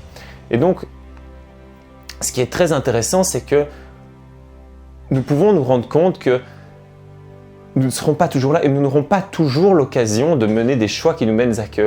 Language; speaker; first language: French; native; French